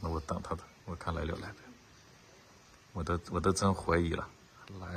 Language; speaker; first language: Chinese; native; Chinese